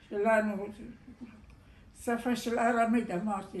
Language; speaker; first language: Hebrew; non-native, learner; Aramaic